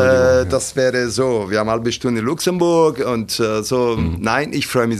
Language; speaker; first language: German; non-native, fluent; Italian